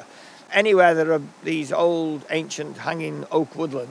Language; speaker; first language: English; native; English